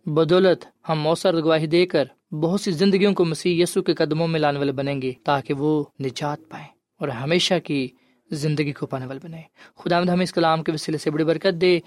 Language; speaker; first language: Urdu; non-native, local second language; Punjabi